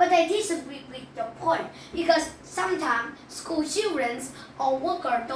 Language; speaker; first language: English; non-native, learner; Vietnamese